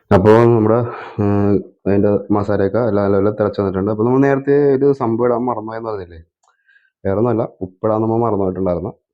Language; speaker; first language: Malayalam; native; Malayalam